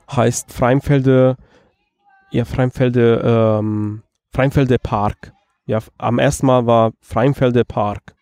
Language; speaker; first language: German; non-native, fluent; Italian